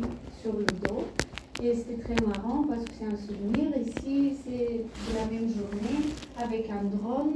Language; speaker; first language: French; non-native, learner; Bulgarian